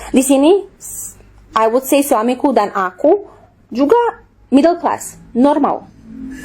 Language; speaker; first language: Indonesian; non-native, learner; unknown